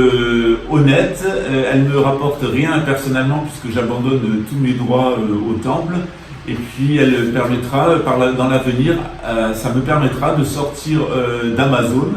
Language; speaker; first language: French; native; French